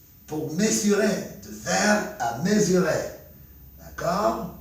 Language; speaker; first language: French; non-native, fluent; Spanish